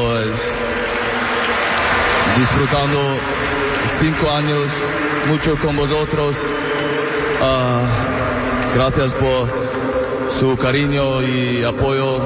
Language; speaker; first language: Spanish; non-native, learner; German